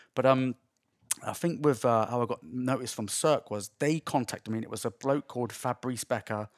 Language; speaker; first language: English; native; English